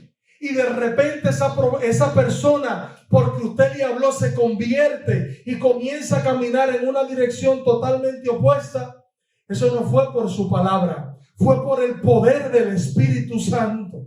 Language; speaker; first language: Spanish; native; Spanish